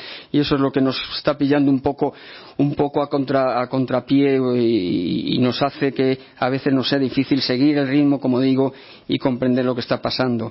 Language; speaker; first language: Spanish; native; Spanish